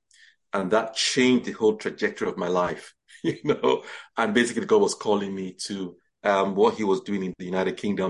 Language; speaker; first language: English; non-native, local second language; Yoruba